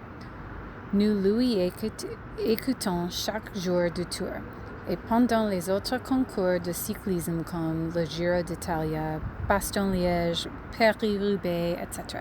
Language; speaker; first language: French; non-native, learner; English